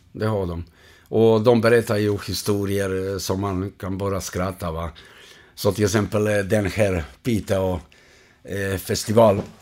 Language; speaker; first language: Swedish; non-native, fluent; Croatian